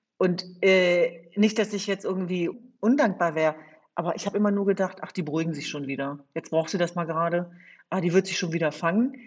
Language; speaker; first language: German; early bilingual, other home language; Kurdish